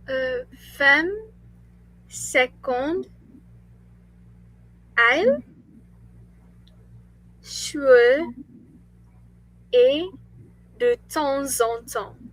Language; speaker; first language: French; non-native, learner; English